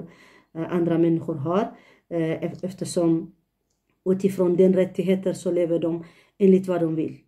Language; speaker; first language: Swedish; non-native, fluent; Tigrinya